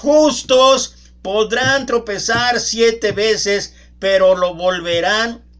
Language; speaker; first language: Spanish; native; Spanish